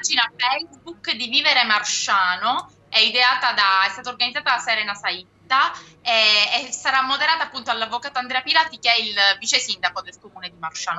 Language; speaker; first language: Italian; native; Italian